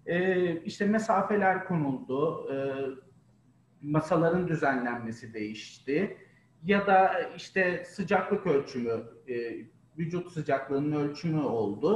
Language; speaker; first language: Turkish; native; Turkish